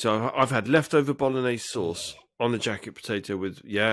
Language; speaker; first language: English; native; English